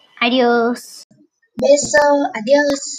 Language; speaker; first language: Spanish; non-native, learner; Portuguese